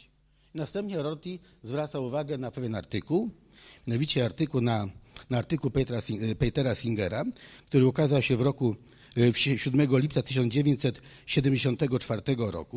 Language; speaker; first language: Polish; native; Polish